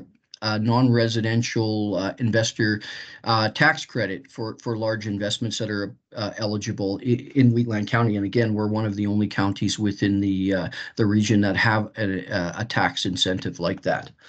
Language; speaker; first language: English; native; English